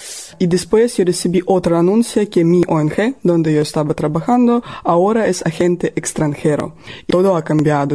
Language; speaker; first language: Spanish; non-native, learner; Russian